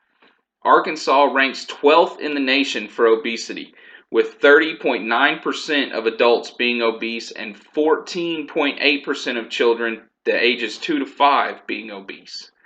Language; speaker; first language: English; native; English